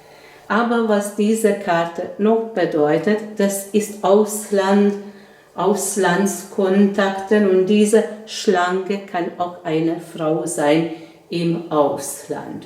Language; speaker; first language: German; non-native, fluent; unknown